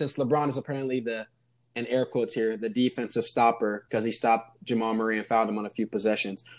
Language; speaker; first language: English; native; English